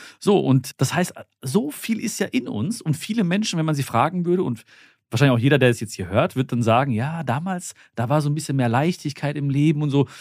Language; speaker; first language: German; early bilingual, other home language; Malayalam